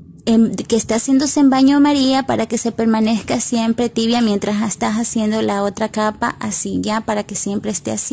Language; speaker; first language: Spanish; native; Spanish